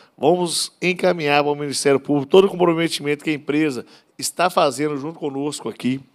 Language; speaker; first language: Portuguese; native; Portuguese